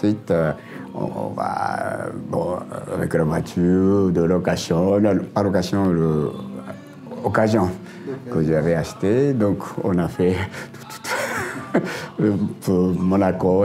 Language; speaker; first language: French; non-native, learner; Japanese